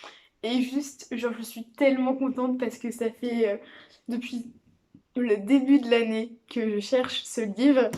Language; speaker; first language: French; native; French